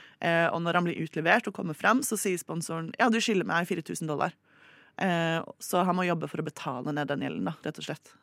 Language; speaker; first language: Norwegian; native; Norwegian